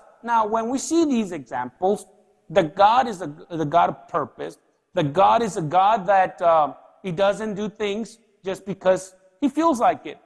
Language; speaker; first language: English; early bilingual, other home language; Spanish